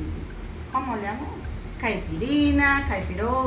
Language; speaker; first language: Spanish; non-native, learner; Portuguese